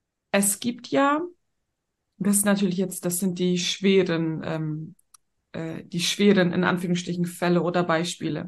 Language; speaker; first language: German; native; German